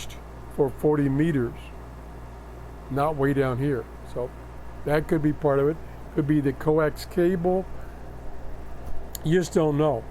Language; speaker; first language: English; native; English